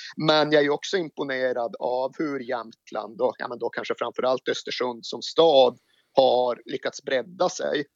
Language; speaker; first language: Swedish; native; Swedish